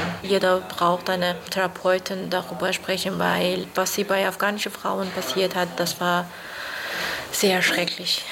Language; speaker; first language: German; non-native, fluent; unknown